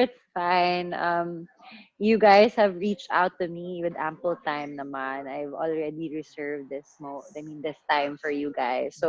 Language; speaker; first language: English; non-native, local second language; Hiligaynon